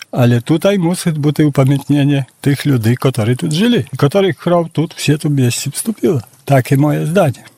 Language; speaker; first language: Polish; non-native, local second language; Belarusian